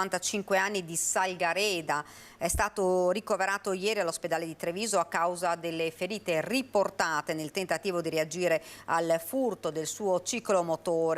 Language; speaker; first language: Italian; native; Italian